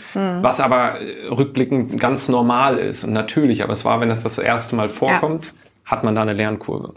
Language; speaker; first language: German; native; German